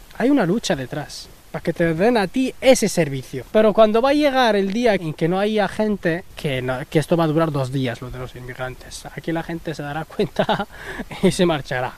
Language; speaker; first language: Spanish; early bilingual, other home language; Arabic